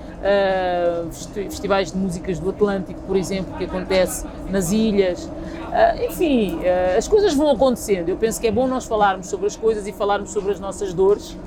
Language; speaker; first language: Portuguese; early bilingual, other home language; Kabuverdianu